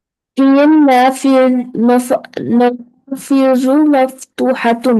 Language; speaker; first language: Arabic; non-native, learner; Urdu